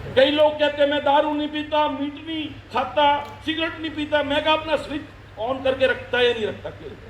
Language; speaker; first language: Hindi; early bilingual, other home language; Japanese